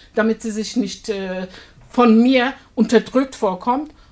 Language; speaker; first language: German; non-native, fluent; Turkish